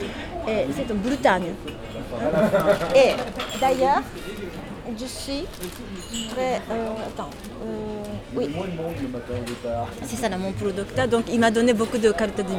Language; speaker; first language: French; non-native, learner; Japanese